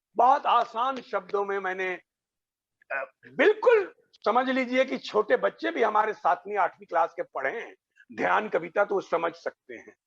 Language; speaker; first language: Hindi; non-native, local second language; Bhojpuri